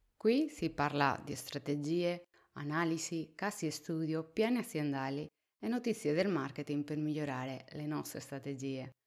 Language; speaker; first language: Italian; non-native, fluent; Spanish